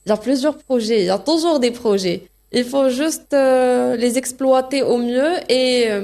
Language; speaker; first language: French; non-native, local second language; Arabic